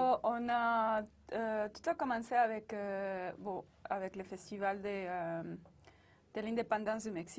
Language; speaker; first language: French; non-native, fluent; Spanish